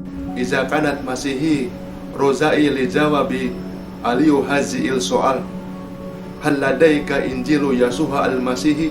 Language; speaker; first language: Arabic; non-native, learner; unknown